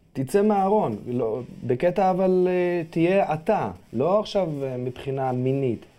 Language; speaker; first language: Hebrew; early bilingual, other home language; Russian